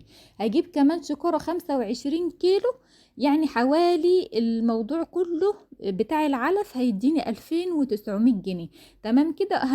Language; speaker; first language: Arabic; native; Arabic